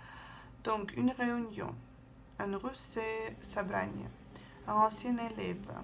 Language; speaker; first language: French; non-native, fluent; Russian